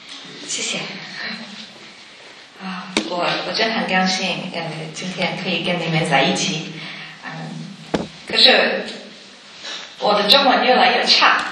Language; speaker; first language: Chinese; non-native, learner; English